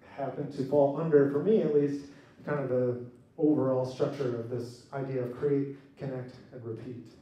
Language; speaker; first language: English; native; English